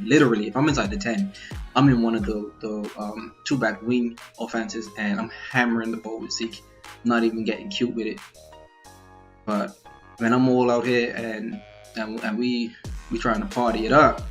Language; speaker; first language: English; native; English